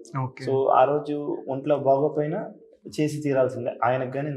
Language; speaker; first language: Telugu; native; Telugu